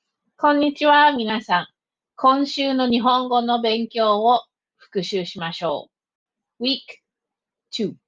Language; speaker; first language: Japanese; non-native, fluent; English